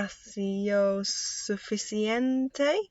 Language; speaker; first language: Spanish; non-native, learner; English